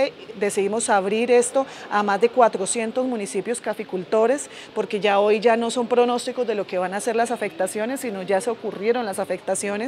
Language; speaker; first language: Spanish; native; Spanish